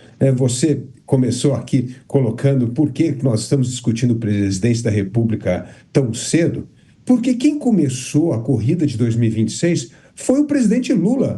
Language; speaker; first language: Portuguese; native; Portuguese